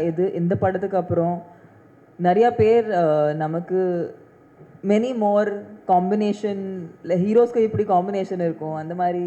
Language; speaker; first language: Tamil; non-native, fluent; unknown